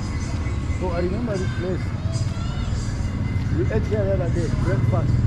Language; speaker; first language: English; non-native, fluent; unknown